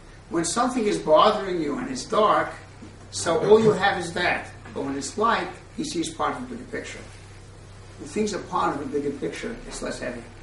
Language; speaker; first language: English; native; English